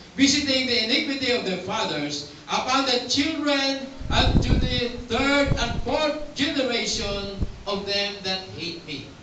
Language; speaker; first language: English; non-native, local second language; Filipino